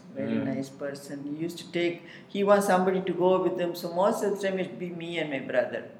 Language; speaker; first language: English; non-native, local second language; Tamil